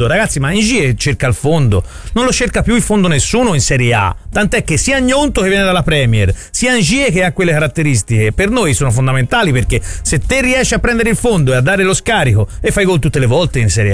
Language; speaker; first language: Italian; native; Italian